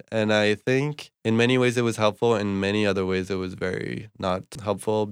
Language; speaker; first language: English; non-native, fluent; French